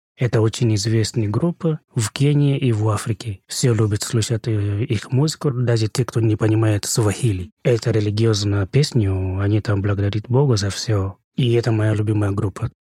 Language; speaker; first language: Russian; non-native, fluent; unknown